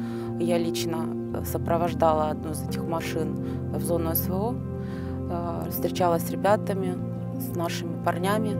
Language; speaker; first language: Russian; native; Russian